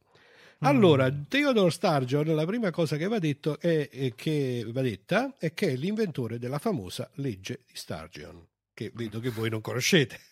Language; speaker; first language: Italian; native; Italian